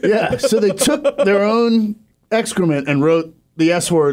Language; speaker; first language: English; native; English